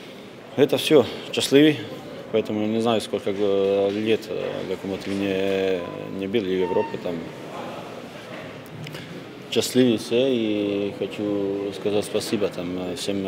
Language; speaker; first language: Russian; non-native, learner; Serbian